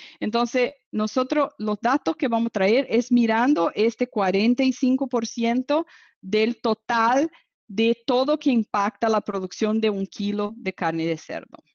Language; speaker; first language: Spanish; non-native, fluent; Portuguese